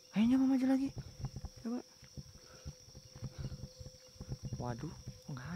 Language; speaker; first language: Indonesian; native; Indonesian